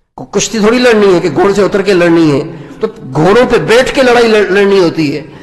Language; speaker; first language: Urdu; non-native, local second language; Sindhi